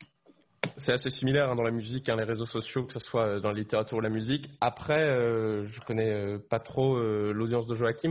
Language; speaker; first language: French; native; French